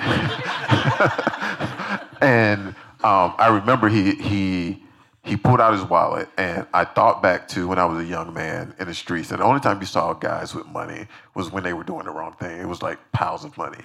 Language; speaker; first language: English; native; English